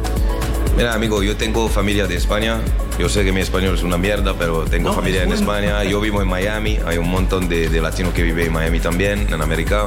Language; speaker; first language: Spanish; non-native, learner; French